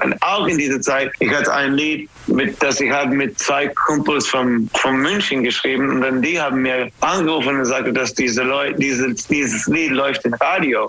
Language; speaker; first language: German; non-native, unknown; English